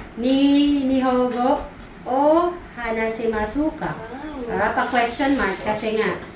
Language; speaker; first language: Filipino; native; Filipino